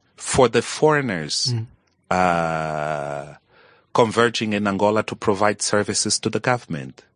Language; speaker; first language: English; non-native, fluent; Portuguese